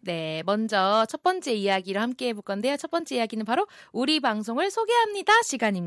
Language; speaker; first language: Korean; native; Korean